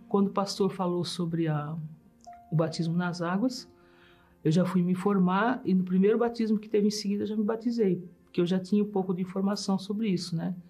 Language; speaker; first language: Portuguese; early bilingual, other home language; German